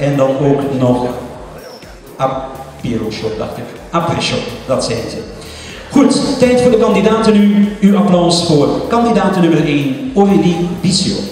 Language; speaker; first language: Dutch; native; Dutch